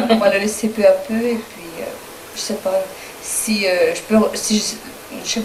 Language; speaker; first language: French; non-native, fluent; Spanish